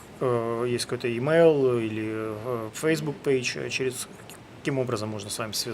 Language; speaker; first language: Russian; native; Russian